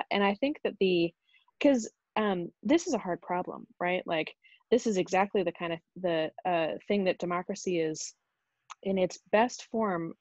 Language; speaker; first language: English; native; English